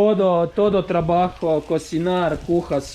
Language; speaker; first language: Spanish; non-native, learner; Croatian